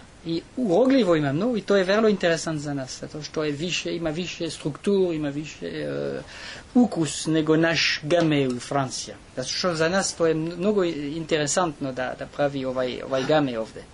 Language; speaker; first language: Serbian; non-native, learner; French